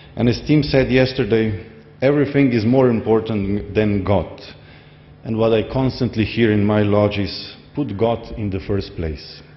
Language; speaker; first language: English; non-native, fluent; Slovenian